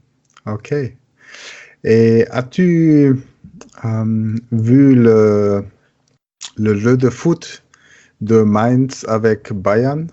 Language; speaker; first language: French; non-native, learner; German